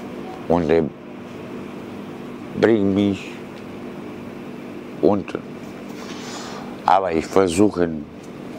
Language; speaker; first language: German; non-native, learner; Romanian